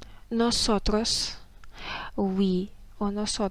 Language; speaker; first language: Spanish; non-native, fluent; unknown